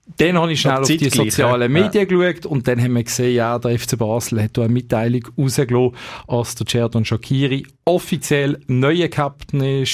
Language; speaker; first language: German; native; German